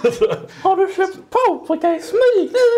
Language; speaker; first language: Swedish; native; Swedish